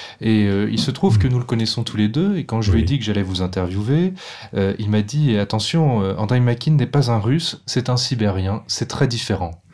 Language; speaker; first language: French; native; French